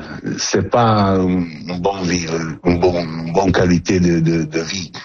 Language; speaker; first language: French; non-native, learner; Italian